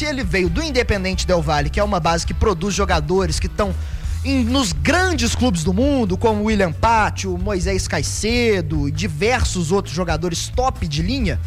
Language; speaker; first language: Portuguese; native; Portuguese